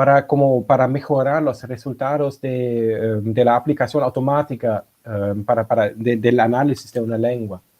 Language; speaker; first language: Spanish; non-native, fluent; German